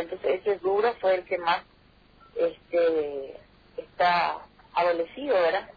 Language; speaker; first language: Spanish; native; Spanish